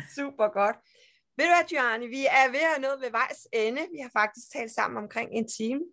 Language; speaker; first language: Danish; native; Danish